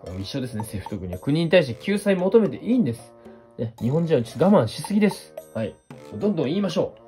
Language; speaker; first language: Japanese; native; Japanese